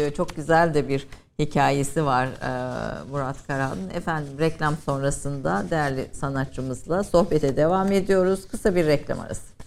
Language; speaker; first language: Turkish; native; Turkish